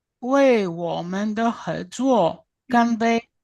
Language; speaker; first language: Chinese; non-native, learner; Greek